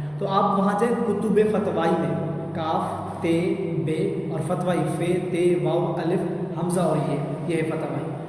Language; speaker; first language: Urdu; non-native, local second language; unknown